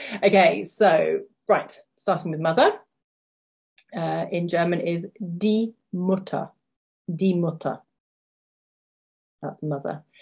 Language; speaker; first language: English; native; English